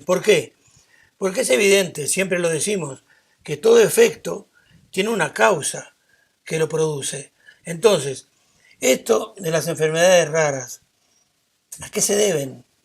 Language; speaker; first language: Spanish; native; Spanish